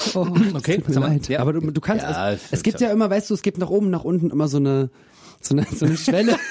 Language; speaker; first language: German; early bilingual, other home language; Russian